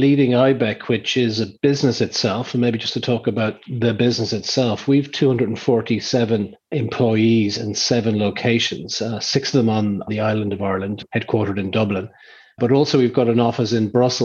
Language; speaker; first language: English; native; English